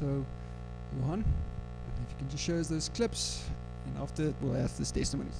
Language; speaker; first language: English; non-native, local second language; Afrikaans